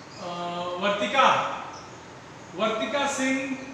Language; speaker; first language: Hindi; native; Hindi